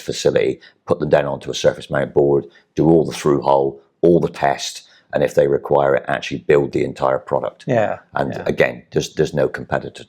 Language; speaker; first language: English; native; English